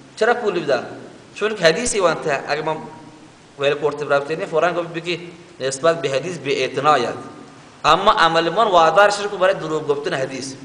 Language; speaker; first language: Persian; native; Persian